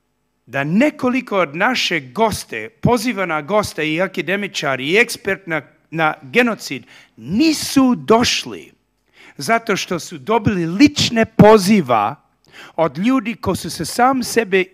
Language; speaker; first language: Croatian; early bilingual, heritage; Serbian